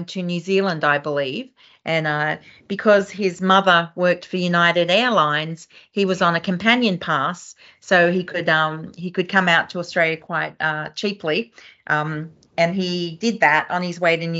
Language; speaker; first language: English; native; English